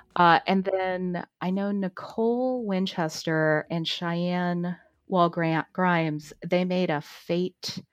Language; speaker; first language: English; native; English